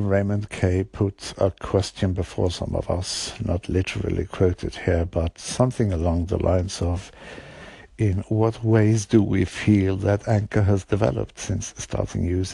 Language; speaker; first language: English; non-native, fluent; Norwegian